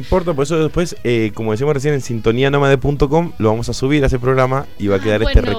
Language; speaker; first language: Spanish; native; Spanish